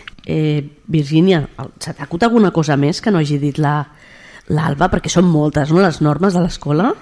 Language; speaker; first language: Catalan; native; Catalan